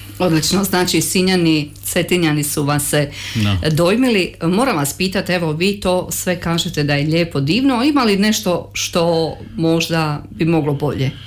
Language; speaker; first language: Croatian; native; Croatian